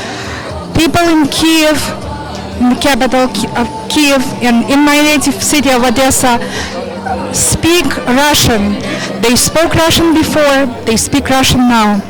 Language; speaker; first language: English; non-native, fluent; Russian